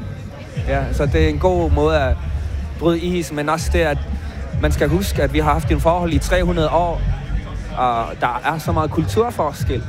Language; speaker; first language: Danish; non-native, local second language; Kalaallisut